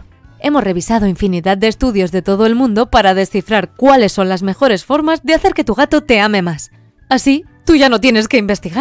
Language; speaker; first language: Spanish; native; Spanish